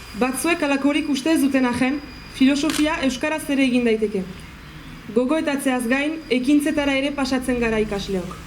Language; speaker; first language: Basque; early bilingual, other home language; Wolof